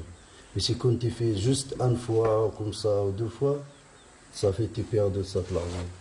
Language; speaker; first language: French; non-native, local second language; Arabic